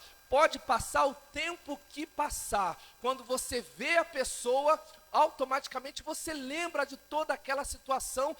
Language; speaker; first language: Portuguese; native; Portuguese